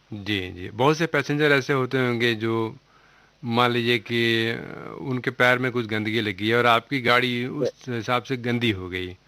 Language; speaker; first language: Hindi; native; Hindi